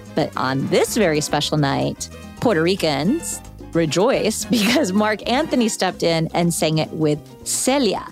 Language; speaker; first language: English; native; English